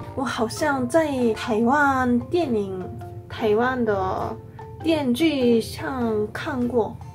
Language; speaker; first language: Chinese; non-native, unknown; Korean